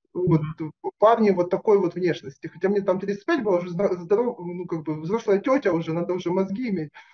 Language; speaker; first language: Russian; native; Russian